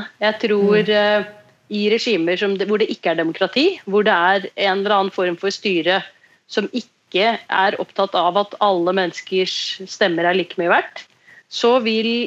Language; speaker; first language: Norwegian; native; Norwegian